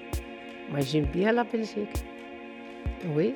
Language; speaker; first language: French; non-native, learner; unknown